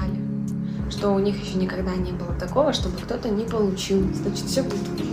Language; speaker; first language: Russian; native; Russian